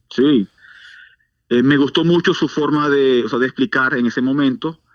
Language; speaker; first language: Spanish; native; Spanish